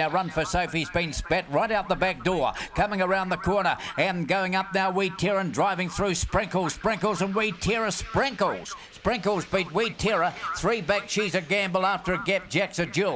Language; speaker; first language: English; native; English